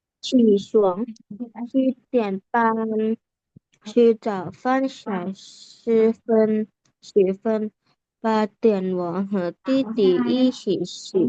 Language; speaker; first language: Chinese; non-native, learner; Thai